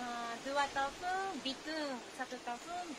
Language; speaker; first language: Indonesian; non-native, learner; Japanese